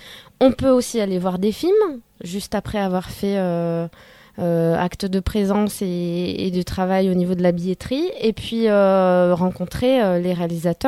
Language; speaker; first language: French; native; French